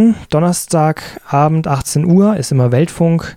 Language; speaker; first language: German; native; German